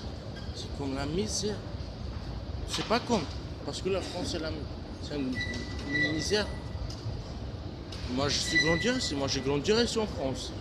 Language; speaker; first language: French; non-native, fluent; Bulgarian